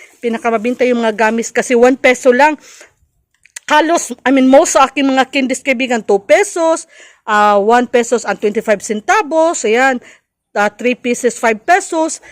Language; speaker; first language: Filipino; non-native, local second language; Cebuano